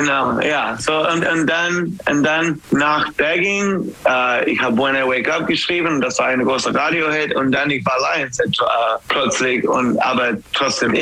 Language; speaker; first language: German; non-native, learner; English